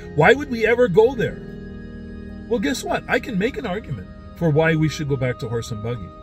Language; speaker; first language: English; native; English